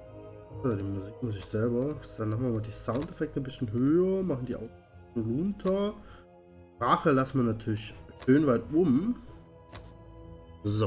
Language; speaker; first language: German; native; German